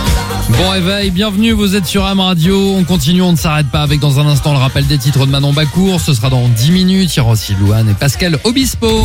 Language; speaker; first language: French; native; French